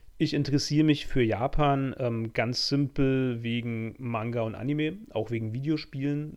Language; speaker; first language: German; native; German